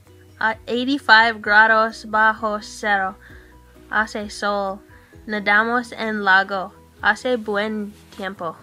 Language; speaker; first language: Spanish; non-native, learner; English